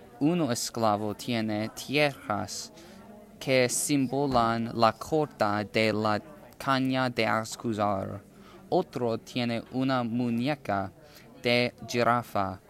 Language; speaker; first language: Spanish; non-native, learner; English